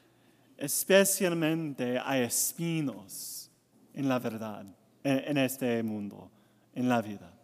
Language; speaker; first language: Spanish; non-native, learner; English